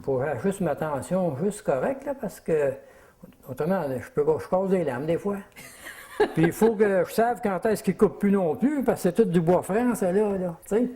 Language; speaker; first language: French; native; French